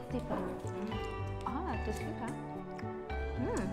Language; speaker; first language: English; non-native, local second language; Filipino